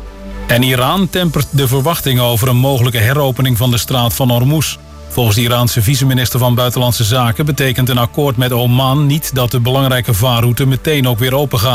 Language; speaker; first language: Dutch; native; Dutch